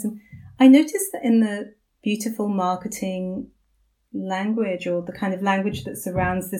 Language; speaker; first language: English; native; English